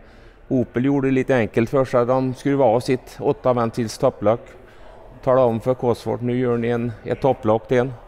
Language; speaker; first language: Swedish; native; Swedish